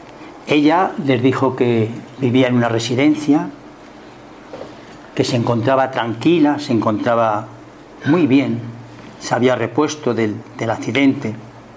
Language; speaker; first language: Spanish; native; Spanish